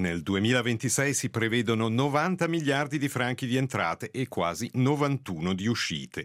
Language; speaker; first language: Italian; native; Italian